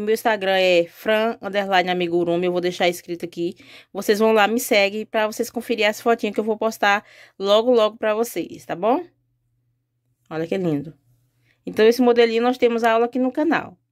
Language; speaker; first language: Portuguese; native; Portuguese